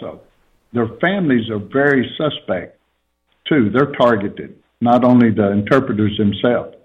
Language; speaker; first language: English; native; English